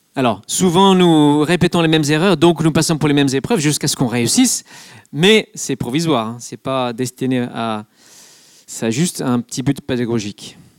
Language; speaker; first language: French; non-native, fluent; English